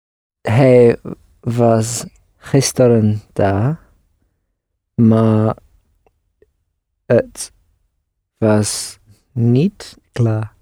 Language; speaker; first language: Dutch; non-native, learner; English